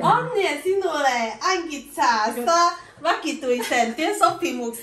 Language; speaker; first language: Finnish; non-native, learner; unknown